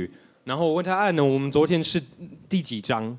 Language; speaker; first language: Chinese; non-native, fluent; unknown